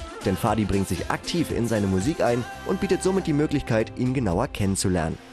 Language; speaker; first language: German; native; German